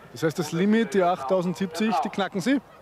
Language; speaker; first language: German; native; German